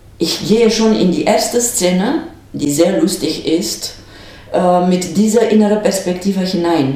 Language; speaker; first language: German; non-native, fluent; Romanian